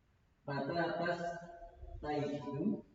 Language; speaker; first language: Arabic; non-native, learner; Indonesian